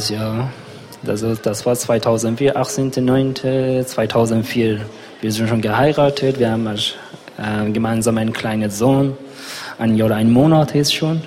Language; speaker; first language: German; non-native, learner; Persian